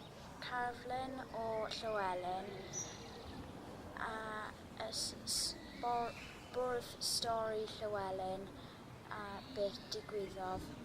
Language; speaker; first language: Welsh; non-native, local second language; English